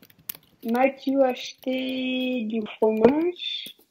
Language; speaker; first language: French; non-native, learner; Russian